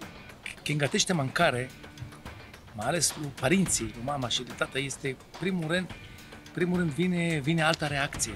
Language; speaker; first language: Romanian; non-native, learner; Arabic